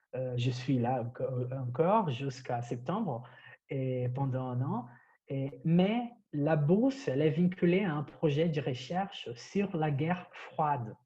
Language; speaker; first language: French; non-native, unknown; Portuguese